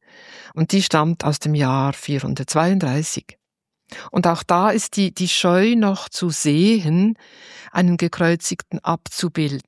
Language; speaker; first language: German; native; German